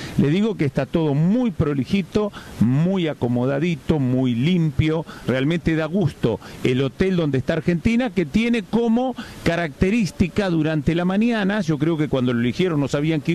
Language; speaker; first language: Spanish; native; Spanish